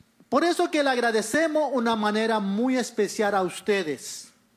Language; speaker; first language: Spanish; early bilingual, other home language; Haitian Creole